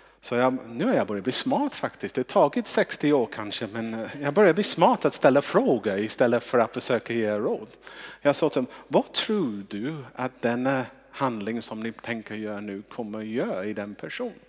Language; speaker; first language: Swedish; non-native, fluent; English